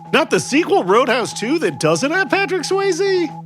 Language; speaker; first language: English; native; English